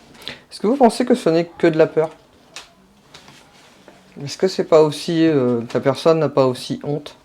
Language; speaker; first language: French; native; French